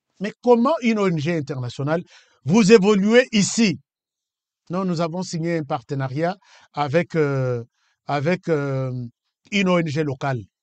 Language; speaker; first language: French; non-native, local second language; Lingala